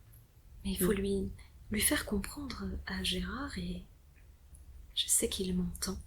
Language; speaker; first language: French; native; French